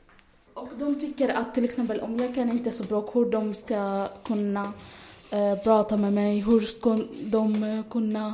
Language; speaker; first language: Swedish; non-native, fluent; Arabic